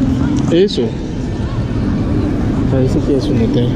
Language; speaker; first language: Spanish; non-native, learner; Haitian Creole